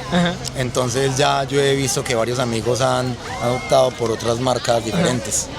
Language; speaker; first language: Spanish; native; Spanish